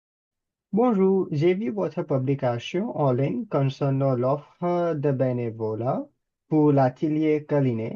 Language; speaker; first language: French; non-native, fluent; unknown